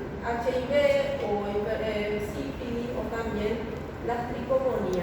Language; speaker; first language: Spanish; native; Spanish